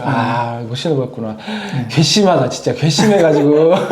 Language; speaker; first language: Korean; native; Korean